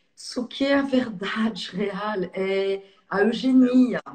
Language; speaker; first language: Portuguese; non-native, fluent; French